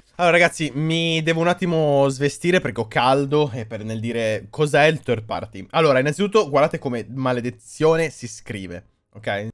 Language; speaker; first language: Italian; native; Italian